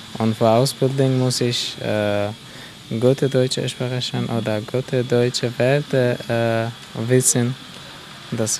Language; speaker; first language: German; non-native, learner; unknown